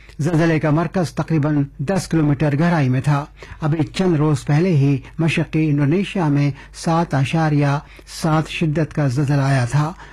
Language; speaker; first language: Urdu; native; Urdu